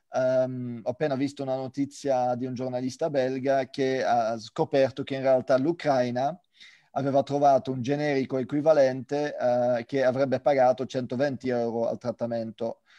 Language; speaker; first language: Italian; non-native, fluent; French